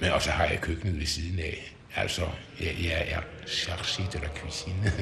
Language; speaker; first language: Danish; native; Danish